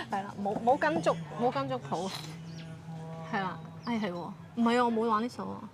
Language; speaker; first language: Cantonese; native; Cantonese